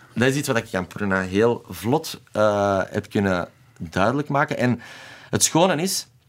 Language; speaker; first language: Dutch; native; Dutch